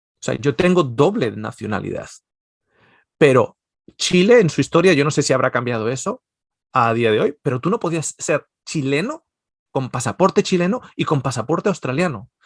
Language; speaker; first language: Spanish; native; Spanish